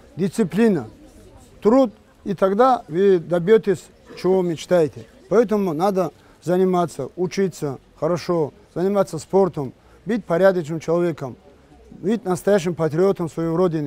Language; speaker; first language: Russian; non-native, local second language; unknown